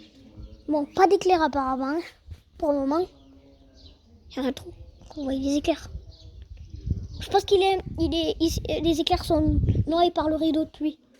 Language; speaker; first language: French; native; French